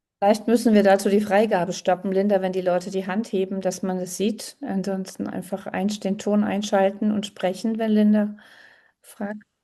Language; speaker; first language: German; native; German